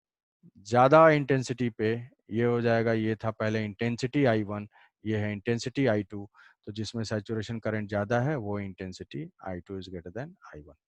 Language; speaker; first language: Hindi; native; Hindi